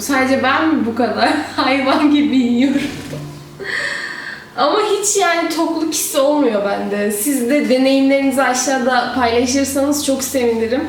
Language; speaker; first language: Turkish; native; Turkish